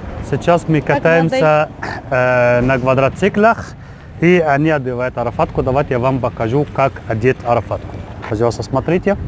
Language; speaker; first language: Russian; non-native, learner; Arabic